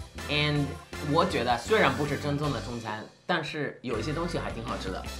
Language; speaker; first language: Chinese; non-native, fluent; English